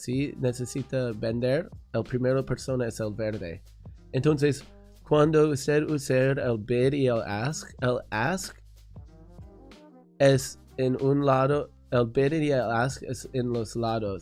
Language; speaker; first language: Spanish; non-native, learner; English